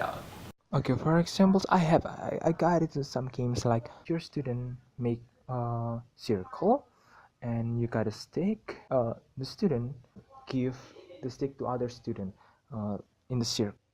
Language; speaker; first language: English; non-native, learner; Indonesian